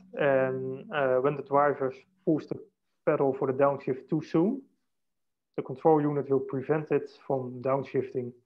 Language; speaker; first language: English; non-native, fluent; Dutch